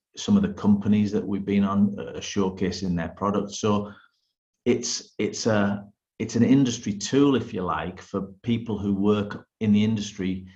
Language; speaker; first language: English; native; English